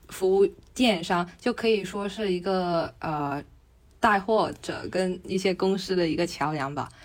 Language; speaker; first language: Chinese; non-native, local second language; Cantonese